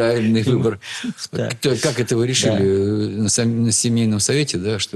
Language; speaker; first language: Russian; native; Russian